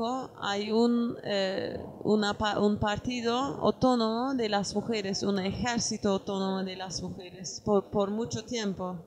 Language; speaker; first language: Spanish; non-native, learner; Kurdish